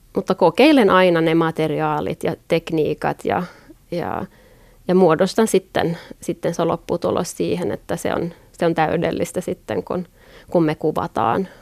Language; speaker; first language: Finnish; non-native, local second language; Swedish